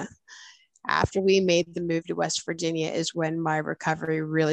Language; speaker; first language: English; native; English